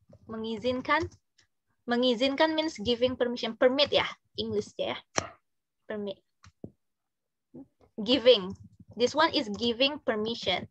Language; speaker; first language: English; non-native, fluent; Indonesian